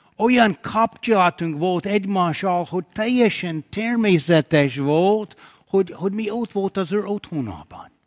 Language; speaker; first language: Hungarian; non-native, fluent; English